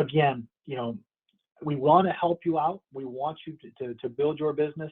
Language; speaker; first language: English; native; English